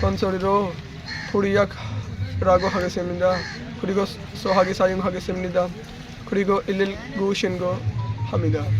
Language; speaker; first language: Korean; non-native, learner; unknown